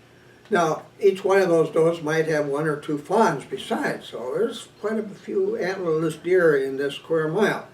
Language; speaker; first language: English; native; English